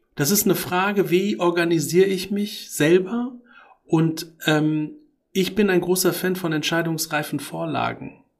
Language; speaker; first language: German; early bilingual, other home language; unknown